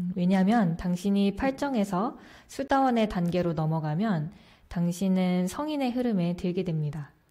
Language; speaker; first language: Korean; native; Korean